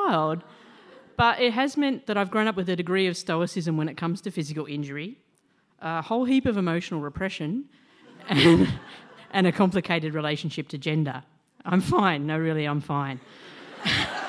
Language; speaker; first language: English; native; English